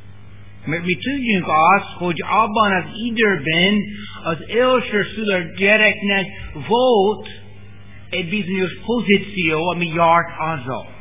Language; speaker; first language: Hungarian; non-native, learner; English